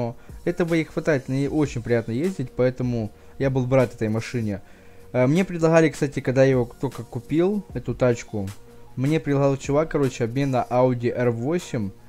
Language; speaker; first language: Russian; native; Russian